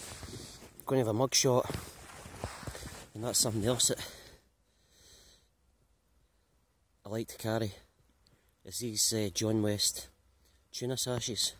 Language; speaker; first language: English; native; English